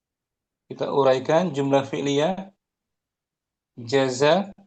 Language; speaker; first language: Indonesian; native; Indonesian